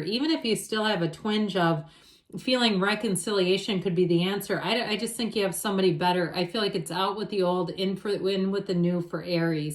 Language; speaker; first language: English; native; English